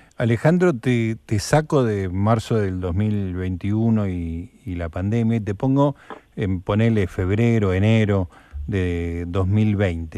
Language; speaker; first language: Spanish; native; Spanish